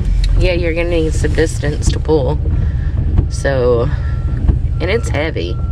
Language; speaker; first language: English; native; English